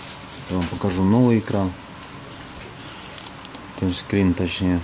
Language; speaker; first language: Russian; native; Russian